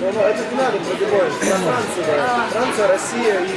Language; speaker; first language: Russian; native; Russian